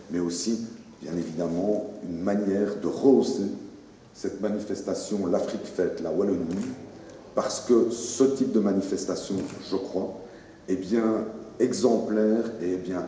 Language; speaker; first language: French; native; French